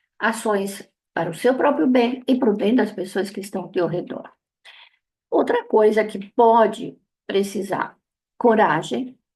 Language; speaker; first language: Portuguese; non-native, fluent; Italian